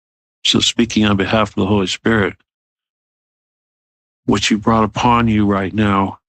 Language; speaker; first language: English; native; English